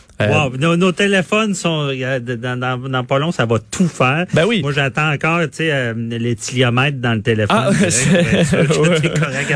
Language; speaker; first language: French; native; French